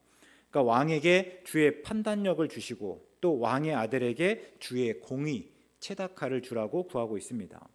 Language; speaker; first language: Korean; native; Korean